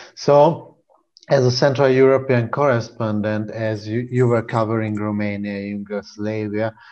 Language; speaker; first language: English; non-native, fluent; Hungarian